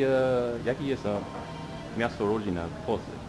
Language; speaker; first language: Polish; non-native, learner; English